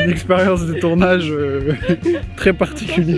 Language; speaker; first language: French; native; French